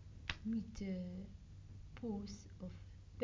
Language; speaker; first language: Dutch; non-native, learner; Arabic